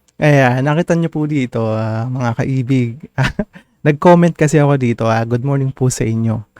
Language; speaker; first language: Filipino; native; Filipino